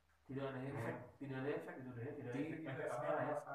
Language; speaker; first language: Indonesian; native; Indonesian